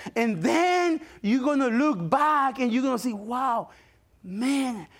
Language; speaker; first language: English; non-native, fluent; Spanish